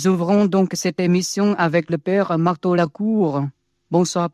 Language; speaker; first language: French; non-native, fluent; Vietnamese